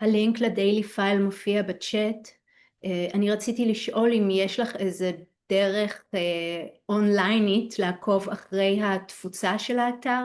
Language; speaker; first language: Hebrew; native; Hebrew